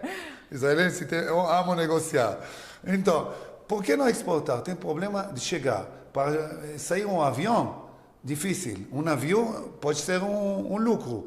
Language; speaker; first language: Portuguese; non-native, learner; Hebrew